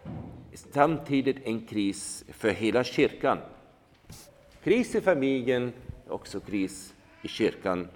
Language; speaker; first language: Swedish; non-native, fluent; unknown